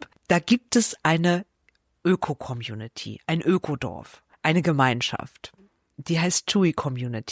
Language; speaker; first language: German; native; German